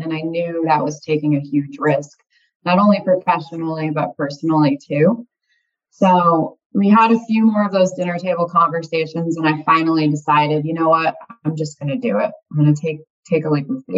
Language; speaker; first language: English; native; English